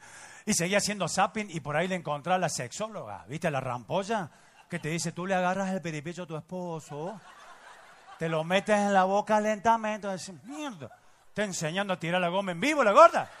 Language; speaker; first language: Spanish; native; Spanish